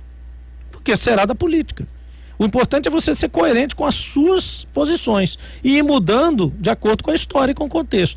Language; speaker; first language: Portuguese; native; Portuguese